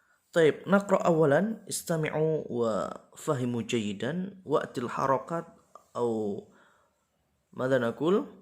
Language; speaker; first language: Arabic; non-native, fluent; Indonesian